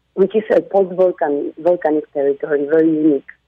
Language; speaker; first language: English; non-native, fluent; Polish